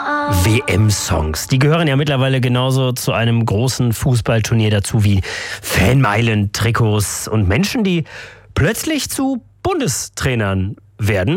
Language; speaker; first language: German; native; German